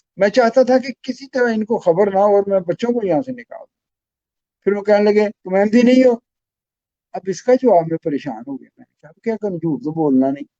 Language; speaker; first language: Urdu; non-native, local second language; Pashto